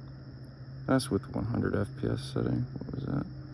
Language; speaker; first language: English; native; English